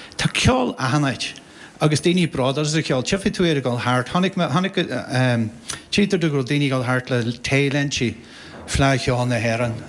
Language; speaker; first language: Irish; native; Irish